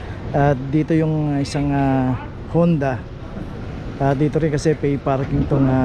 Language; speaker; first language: Filipino; native; Filipino